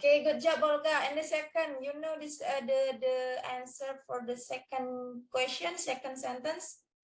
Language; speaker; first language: English; non-native, learner; Indonesian